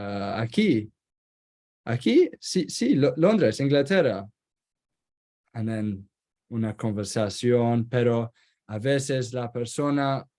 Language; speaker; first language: Spanish; non-native, learner; Kurdish